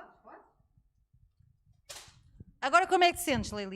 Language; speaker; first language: Portuguese; native; Portuguese